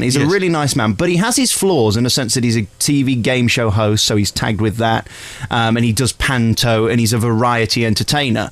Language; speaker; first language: English; native; English